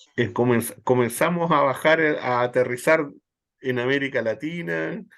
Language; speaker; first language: Spanish; native; Spanish